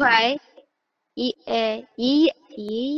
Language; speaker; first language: Chinese; non-native, learner; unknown